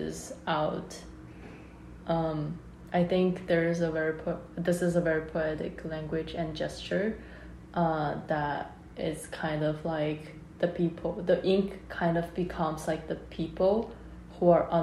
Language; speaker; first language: English; non-native, local second language; Cantonese